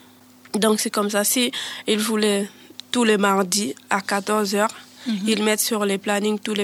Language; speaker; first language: French; non-native, learner; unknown